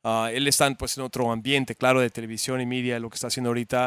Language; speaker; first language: Spanish; early bilingual, heritage; Spanish